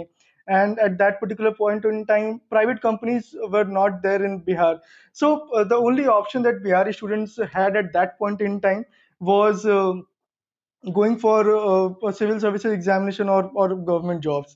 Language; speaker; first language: English; non-native, local second language; Hindi